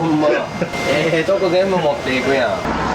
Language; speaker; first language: Japanese; native; Japanese